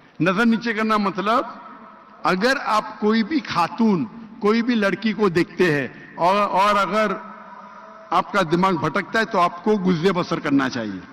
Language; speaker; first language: Urdu; non-native, local second language; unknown